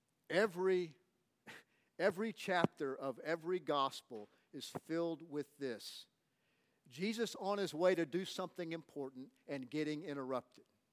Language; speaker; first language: English; native; English